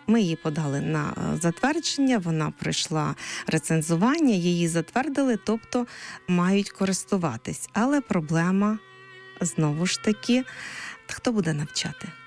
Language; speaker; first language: Ukrainian; native; Ukrainian